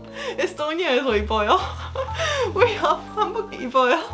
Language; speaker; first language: Korean; non-native, learner; Estonian